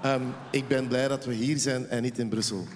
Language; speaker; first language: Dutch; native; Dutch